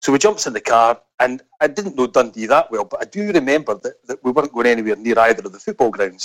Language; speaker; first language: English; native; English